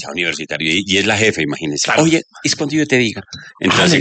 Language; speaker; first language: Spanish; native; Spanish